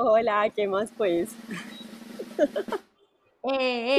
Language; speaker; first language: Spanish; native; Spanish